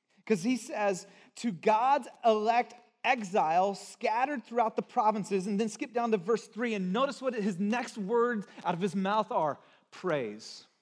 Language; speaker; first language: English; native; English